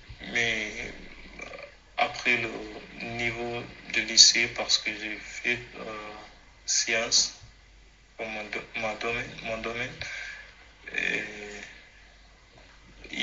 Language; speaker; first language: French; non-native, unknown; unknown